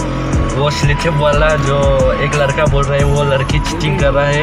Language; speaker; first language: Hindi; non-native, learner; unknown